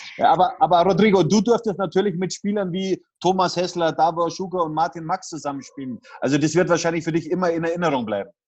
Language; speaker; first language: German; native; German